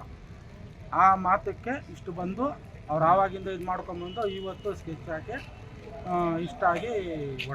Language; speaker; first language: Kannada; native; Kannada